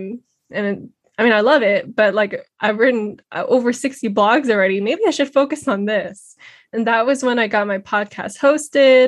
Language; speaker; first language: English; native; English